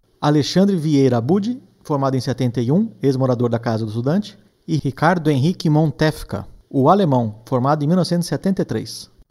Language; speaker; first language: Portuguese; native; Portuguese